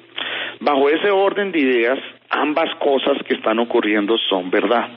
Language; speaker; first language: Spanish; native; Spanish